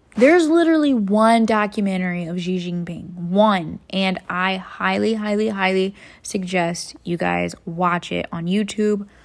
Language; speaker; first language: English; native; English